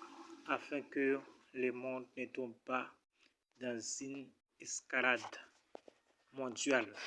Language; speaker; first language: French; non-native, local second language; Haitian Creole